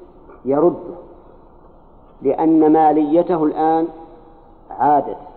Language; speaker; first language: Arabic; native; Arabic